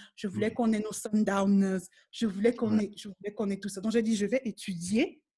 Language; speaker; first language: French; native; French